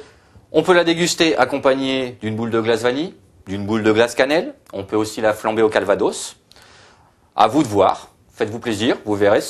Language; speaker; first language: French; native; French